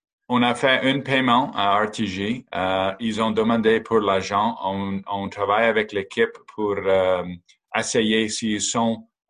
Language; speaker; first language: French; non-native, learner; English